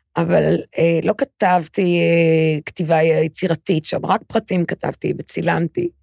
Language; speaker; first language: Hebrew; native; Hebrew